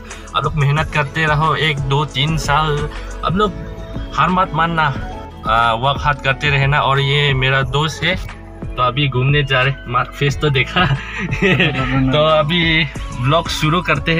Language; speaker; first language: Hindi; non-native, learner; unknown